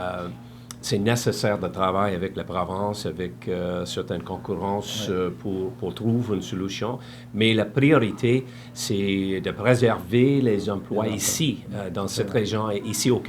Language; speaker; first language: French; non-native, learner; English